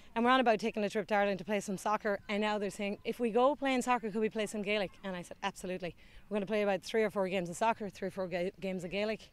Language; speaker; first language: English; native; English